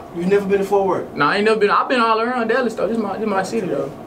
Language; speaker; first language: English; native; English